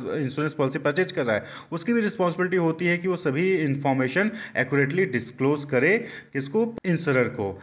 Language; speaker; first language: Hindi; native; Hindi